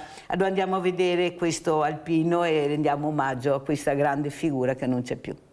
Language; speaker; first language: Italian; native; Italian